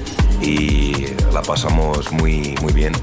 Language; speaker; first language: Spanish; non-native, learner; French